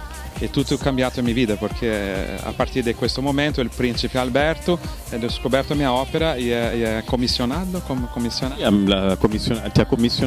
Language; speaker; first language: Italian; non-native, fluent; Portuguese